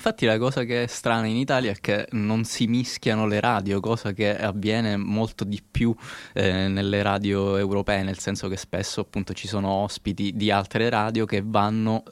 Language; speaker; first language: Italian; native; Italian